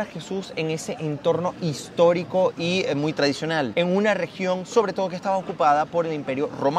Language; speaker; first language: Spanish; native; Spanish